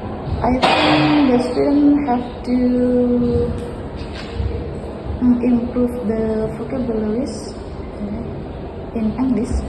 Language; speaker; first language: English; non-native, fluent; Indonesian